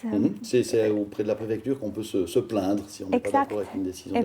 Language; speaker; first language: French; native; French